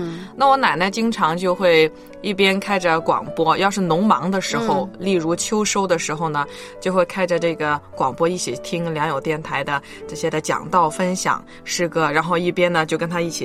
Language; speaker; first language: Chinese; native; Chinese